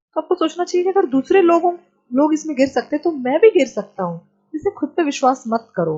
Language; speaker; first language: Hindi; native; Hindi